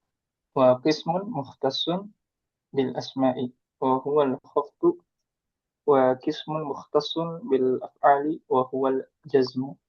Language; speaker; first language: Arabic; non-native, learner; Indonesian